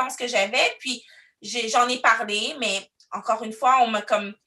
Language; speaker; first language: French; early bilingual, other home language; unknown